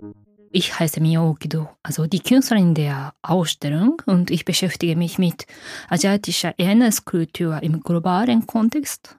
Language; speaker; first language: German; non-native, fluent; Japanese